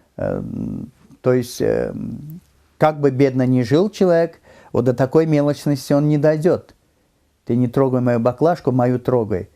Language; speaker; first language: Russian; non-native, local second language; Turkmen